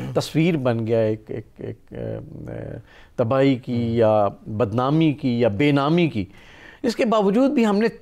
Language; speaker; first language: Urdu; non-native, local second language; Punjabi